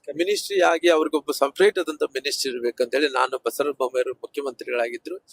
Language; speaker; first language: Kannada; native; Kannada